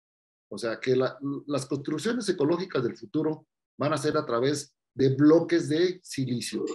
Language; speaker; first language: Spanish; native; Spanish